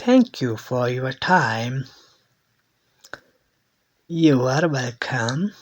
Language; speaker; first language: English; non-native, learner; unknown